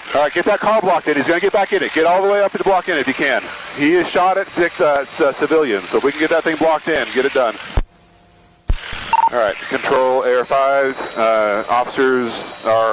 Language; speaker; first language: English; native; English